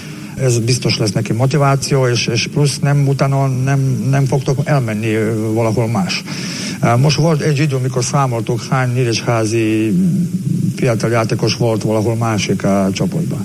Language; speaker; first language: Hungarian; non-native, learner; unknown